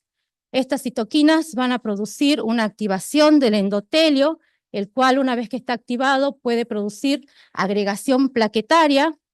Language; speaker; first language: Spanish; native; Spanish